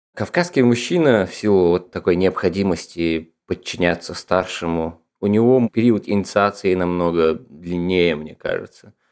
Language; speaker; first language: Russian; non-native, local second language; Ingush